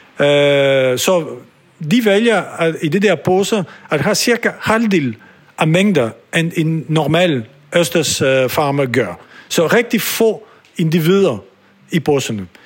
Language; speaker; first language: Danish; non-native, fluent; French